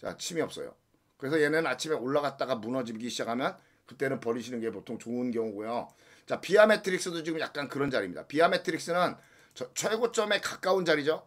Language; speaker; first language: Korean; native; Korean